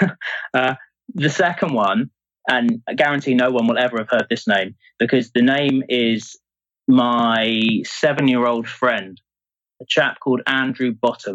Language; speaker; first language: English; native; English